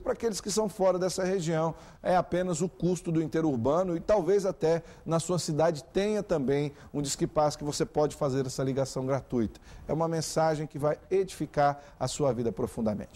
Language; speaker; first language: Portuguese; native; Portuguese